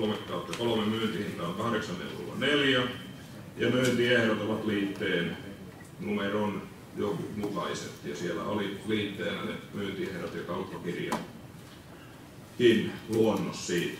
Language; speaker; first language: Finnish; native; Finnish